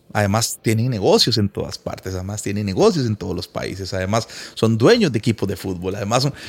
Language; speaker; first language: Spanish; native; Spanish